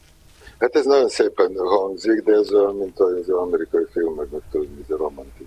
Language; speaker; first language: Hungarian; non-native, fluent; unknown